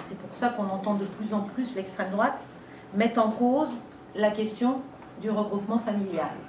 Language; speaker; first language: French; native; French